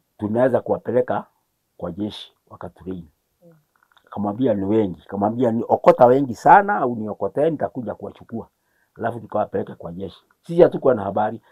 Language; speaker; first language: Swahili; non-native, local second language; Kikuyu